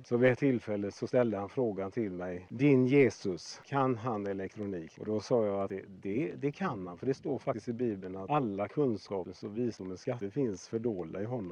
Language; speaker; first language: Swedish; native; Swedish